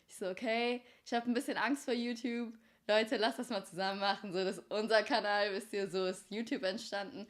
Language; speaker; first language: German; early bilingual, other home language; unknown